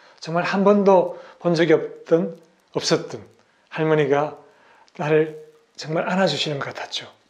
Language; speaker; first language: Korean; native; Korean